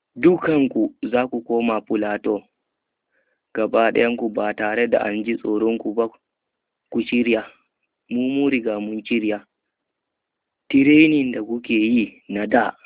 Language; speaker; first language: Hausa; non-native, local second language; Fula